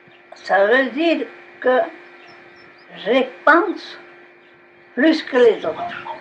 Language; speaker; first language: French; non-native, local second language; Basque